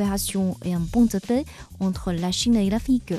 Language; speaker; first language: French; non-native, fluent; Chinese